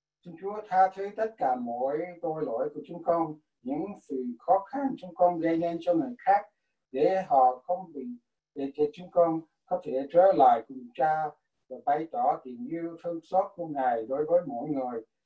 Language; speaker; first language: Vietnamese; non-native, learner; English